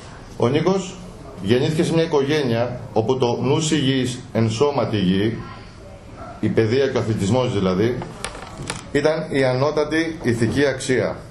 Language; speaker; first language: Greek; native; Greek